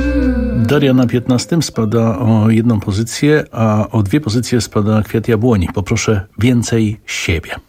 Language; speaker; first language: Polish; native; Polish